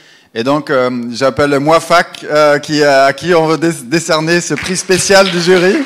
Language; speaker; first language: French; native; French